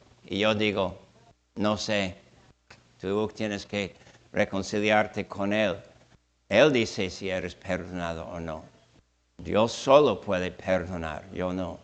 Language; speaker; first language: Spanish; non-native, fluent; English